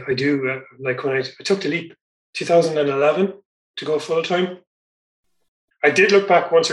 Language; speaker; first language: English; native; English